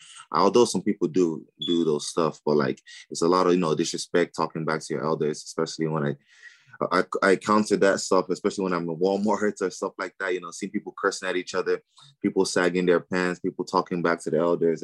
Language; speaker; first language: English; non-native, local second language; Igbo